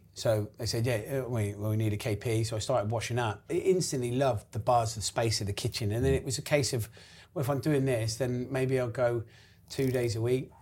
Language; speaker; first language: English; native; English